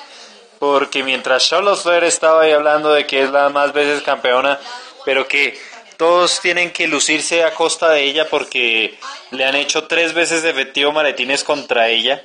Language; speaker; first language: Spanish; native; Spanish